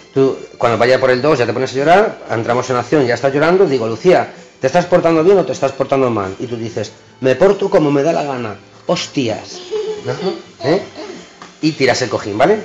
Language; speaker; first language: Spanish; native; Spanish